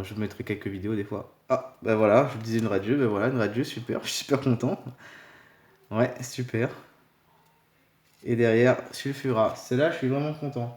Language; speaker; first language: French; native; French